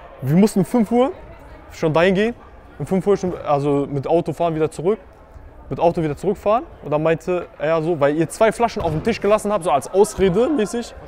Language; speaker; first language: German; early bilingual, other home language; Kurdish